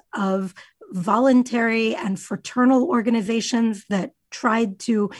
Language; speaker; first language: English; native; English